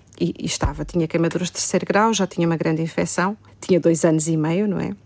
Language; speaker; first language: Portuguese; native; Portuguese